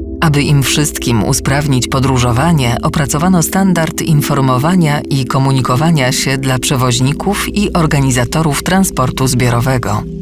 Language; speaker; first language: Polish; native; Polish